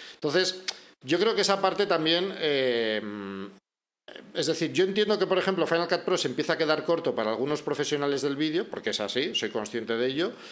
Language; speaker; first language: Spanish; native; Spanish